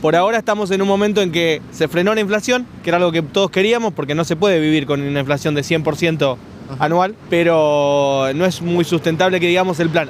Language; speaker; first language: Spanish; native; Spanish